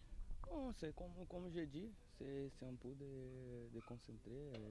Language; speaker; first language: French; non-native, learner; Portuguese